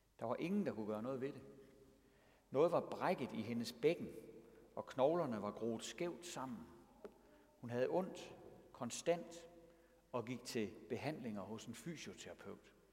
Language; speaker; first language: Danish; native; Danish